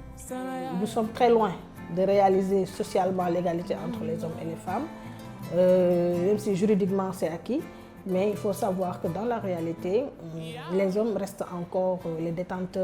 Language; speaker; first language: French; non-native, local second language; Wolof